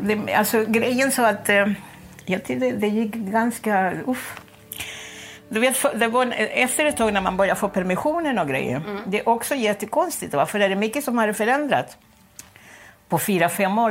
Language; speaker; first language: Swedish; non-native, fluent; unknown